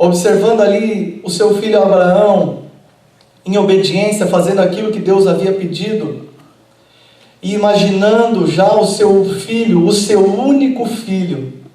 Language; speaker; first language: Portuguese; native; Portuguese